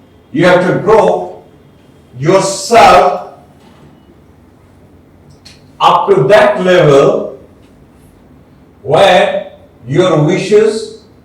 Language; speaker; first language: English; non-native, local second language; Bangla